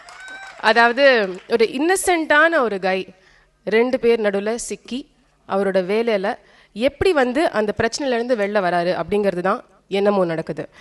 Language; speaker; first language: Tamil; native; Tamil